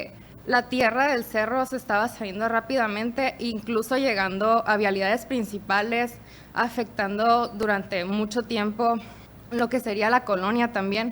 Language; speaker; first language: Spanish; native; Spanish